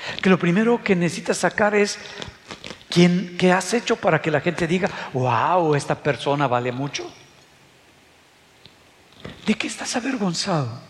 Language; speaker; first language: Spanish; native; Spanish